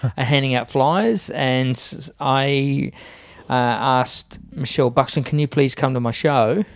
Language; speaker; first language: English; native; English